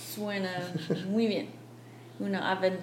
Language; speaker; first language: Spanish; non-native, fluent; English